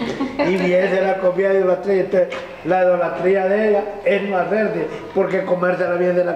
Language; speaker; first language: Spanish; native; Spanish